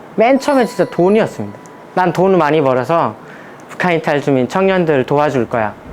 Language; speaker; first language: Korean; native; Korean